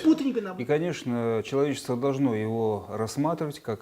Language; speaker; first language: Russian; native; Russian